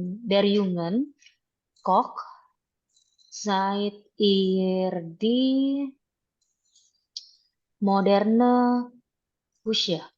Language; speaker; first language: German; non-native, learner; Indonesian